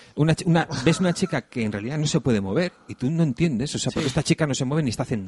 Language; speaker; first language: Spanish; native; Spanish